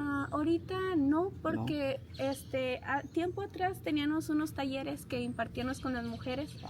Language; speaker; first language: Spanish; native; Spanish